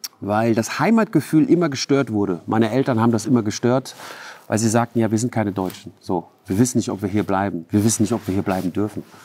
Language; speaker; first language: German; early bilingual, other home language; Turkish